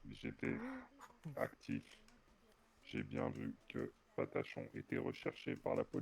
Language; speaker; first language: French; native; French